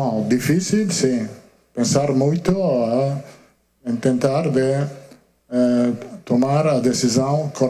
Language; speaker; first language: Portuguese; non-native, learner; Italian